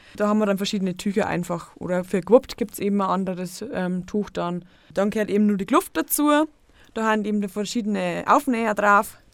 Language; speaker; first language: German; native; German